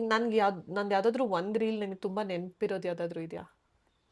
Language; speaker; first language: Kannada; native; Kannada